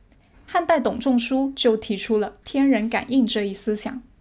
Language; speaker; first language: Chinese; native; Chinese